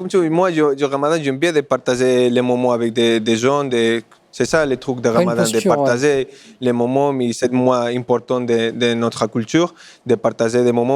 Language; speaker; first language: French; non-native, fluent; Spanish